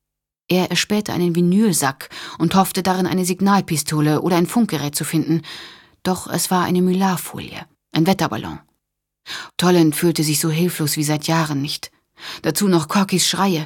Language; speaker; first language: German; native; German